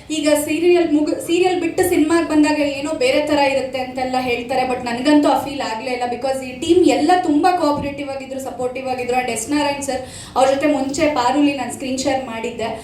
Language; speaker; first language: Kannada; native; Kannada